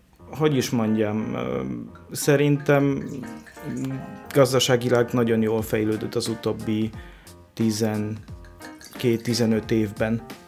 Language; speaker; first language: Hungarian; non-native, fluent; Polish